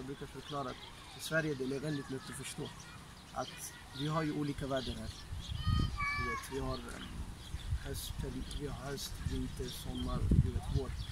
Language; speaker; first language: Swedish; non-native, fluent; Arabic